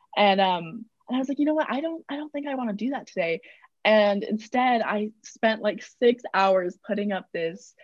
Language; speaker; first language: English; native; English